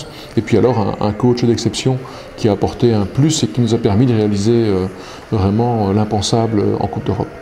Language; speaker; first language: French; native; French